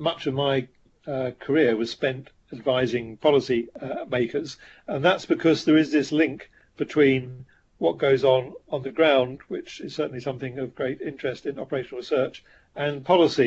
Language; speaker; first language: English; native; English